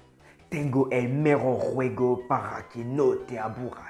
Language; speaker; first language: Spanish; non-native, learner; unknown